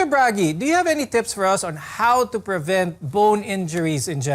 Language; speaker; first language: English; non-native, local second language; Filipino